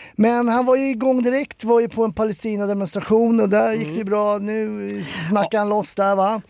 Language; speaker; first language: Swedish; early bilingual, other home language; German